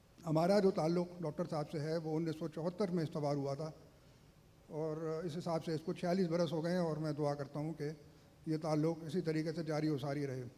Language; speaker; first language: Urdu; native; Urdu